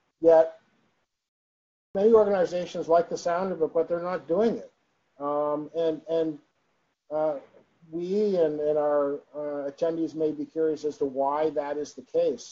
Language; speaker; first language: English; native; English